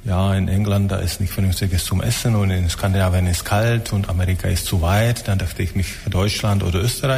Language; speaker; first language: German; non-native, fluent; Czech